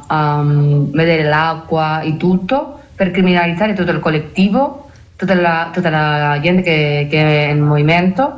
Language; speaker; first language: Italian; non-native, learner; Spanish